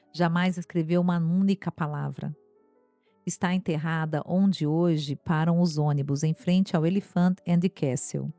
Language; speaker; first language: Portuguese; native; Portuguese